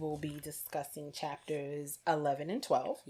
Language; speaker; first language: English; native; English